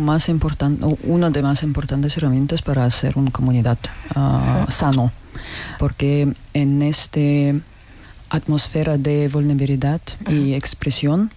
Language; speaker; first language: Spanish; non-native, learner; Russian